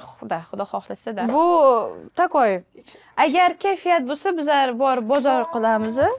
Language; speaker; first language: Uzbek; non-native, local second language; Russian